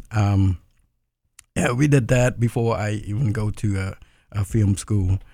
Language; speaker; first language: English; non-native, fluent; Khmer